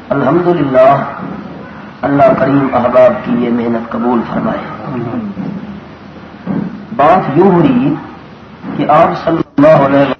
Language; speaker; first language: Urdu; non-native, local second language; Pashto